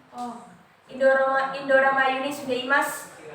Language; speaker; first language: Japanese; non-native, learner; Indonesian